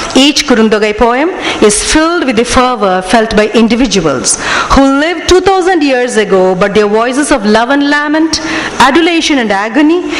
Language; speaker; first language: English; non-native, local second language; Tamil